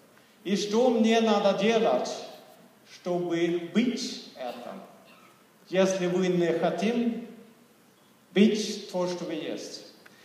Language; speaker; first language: Russian; non-native, fluent; Swedish